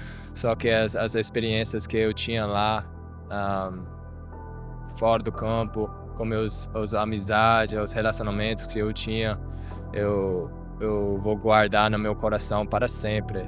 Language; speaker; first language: Portuguese; non-native, fluent; Japanese